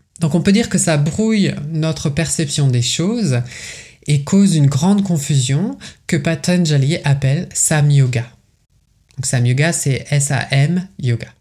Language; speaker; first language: French; native; French